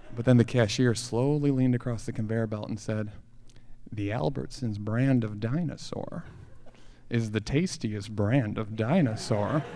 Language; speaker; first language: English; native; English